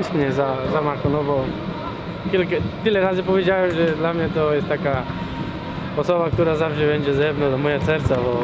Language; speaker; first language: Polish; non-native, learner; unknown